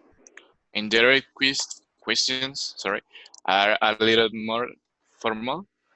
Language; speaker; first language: English; non-native, learner; Spanish